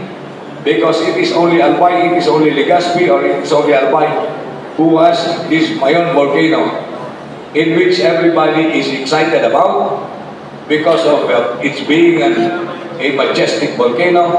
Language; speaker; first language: English; non-native, local second language; Bikol